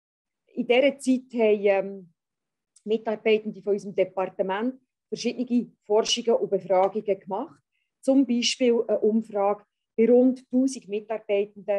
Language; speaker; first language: German; native; German